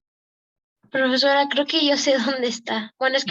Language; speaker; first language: Spanish; native; Spanish